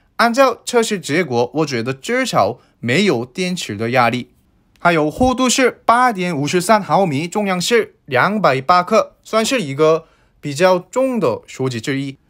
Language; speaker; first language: Chinese; non-native, fluent; Korean